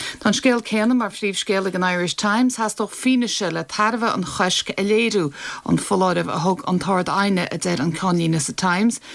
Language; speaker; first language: Irish; native; Irish